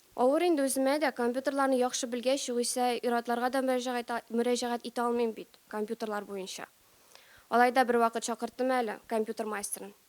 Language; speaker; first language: Tatar; native; Tatar